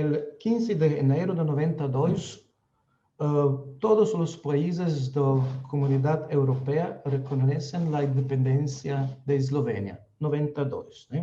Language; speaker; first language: Spanish; non-native, fluent; Slovenian